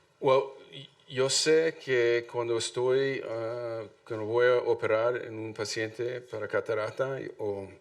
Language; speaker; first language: Spanish; non-native, learner; English